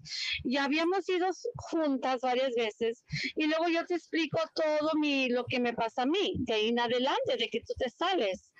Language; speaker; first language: Spanish; early bilingual, heritage; Spanish